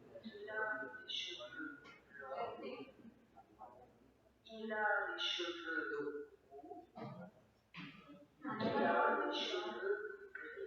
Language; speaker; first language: French; non-native, learner; Indonesian